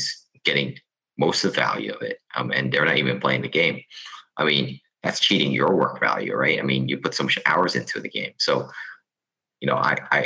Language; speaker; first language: English; non-native, local second language; Cantonese